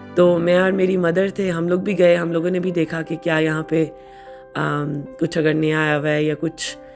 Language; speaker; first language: Urdu; native; Urdu